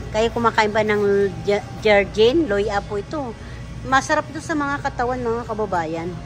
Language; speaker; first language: Filipino; non-native, local second language; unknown